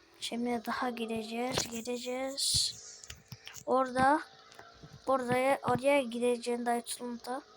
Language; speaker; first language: Turkish; early bilingual, heritage; Turkish